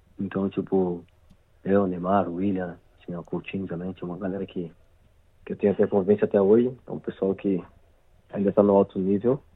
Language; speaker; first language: Portuguese; native; Portuguese